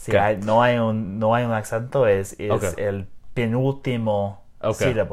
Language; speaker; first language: Spanish; non-native, learner; English